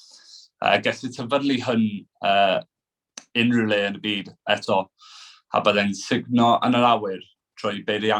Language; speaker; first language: Welsh; non-native, local second language; English